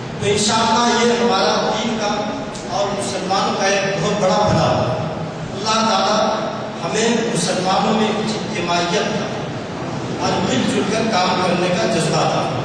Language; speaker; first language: Urdu; non-native, local second language; Malayalam